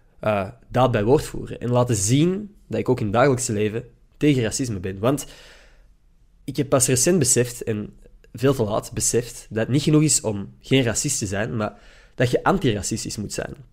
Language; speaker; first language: Dutch; native; Dutch